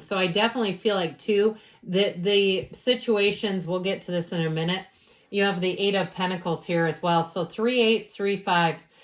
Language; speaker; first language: English; native; English